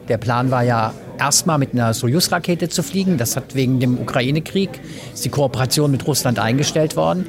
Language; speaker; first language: German; native; German